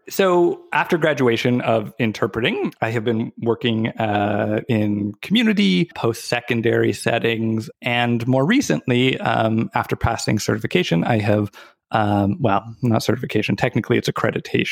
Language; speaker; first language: English; native; English